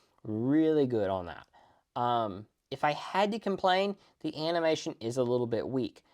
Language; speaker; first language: English; native; English